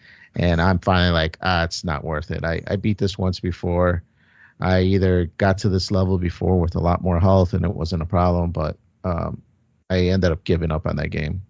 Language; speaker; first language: English; native; English